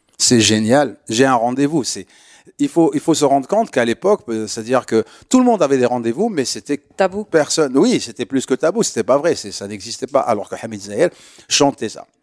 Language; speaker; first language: French; non-native, local second language; Arabic